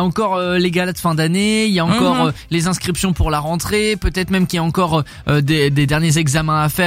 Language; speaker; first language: French; native; French